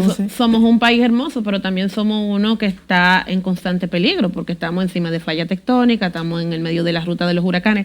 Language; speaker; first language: Spanish; native; Spanish